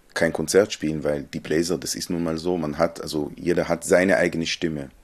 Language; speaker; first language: German; non-native, fluent; Hebrew